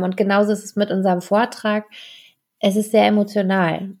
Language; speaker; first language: German; native; German